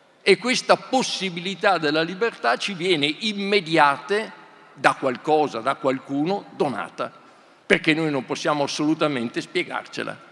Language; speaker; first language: Italian; native; Italian